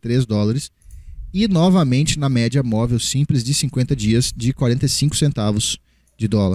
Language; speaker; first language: Portuguese; native; Portuguese